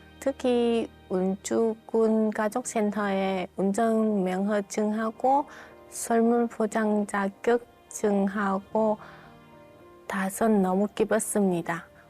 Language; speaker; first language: Korean; non-native, learner; Vietnamese